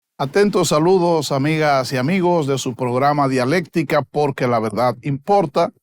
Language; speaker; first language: Spanish; native; Spanish